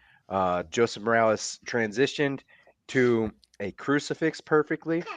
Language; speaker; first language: English; native; English